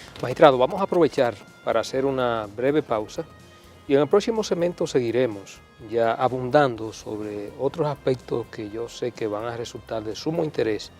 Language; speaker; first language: Spanish; native; Spanish